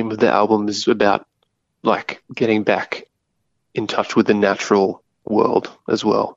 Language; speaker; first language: English; native; English